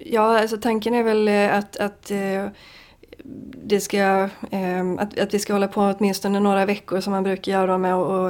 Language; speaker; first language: Swedish; native; Swedish